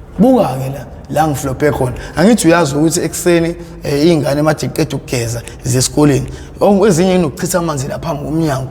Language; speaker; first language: Zulu; native; Zulu